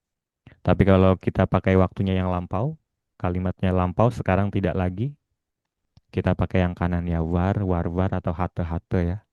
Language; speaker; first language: Indonesian; native; Indonesian